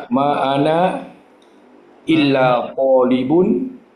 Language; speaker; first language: Arabic; non-native, learner; Indonesian